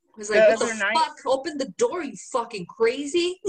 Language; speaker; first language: English; non-native, fluent; Spanish